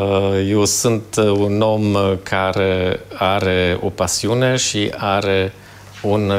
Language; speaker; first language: Romanian; non-native, fluent; German